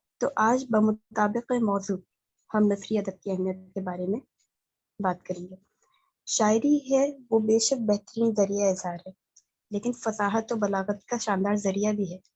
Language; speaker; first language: Urdu; native; Urdu